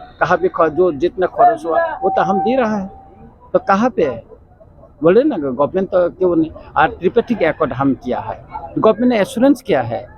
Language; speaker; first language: Hindi; non-native, local second language; Kok Borok